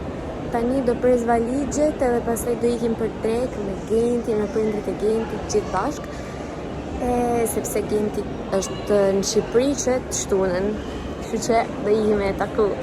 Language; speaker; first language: Albanian; early bilingual, heritage; Albanian